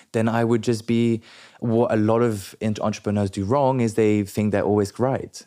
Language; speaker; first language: English; non-native, local second language; French